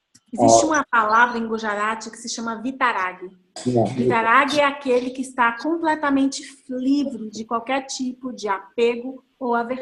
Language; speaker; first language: Portuguese; native; Portuguese